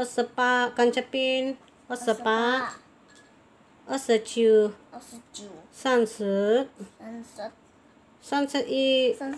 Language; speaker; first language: Chinese; non-native, learner; Malay